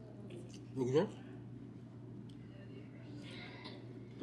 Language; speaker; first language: French; native; French